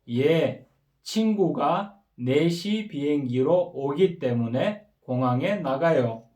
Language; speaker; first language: Korean; non-native, fluent; Kyrgyz